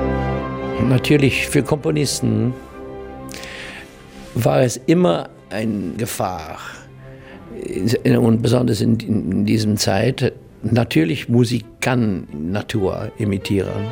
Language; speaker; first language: German; non-native, learner; English